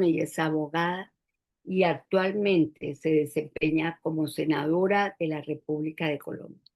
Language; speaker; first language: Spanish; native; Spanish